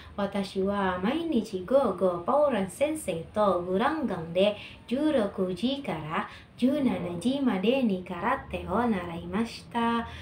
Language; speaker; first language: Japanese; non-native, learner; Indonesian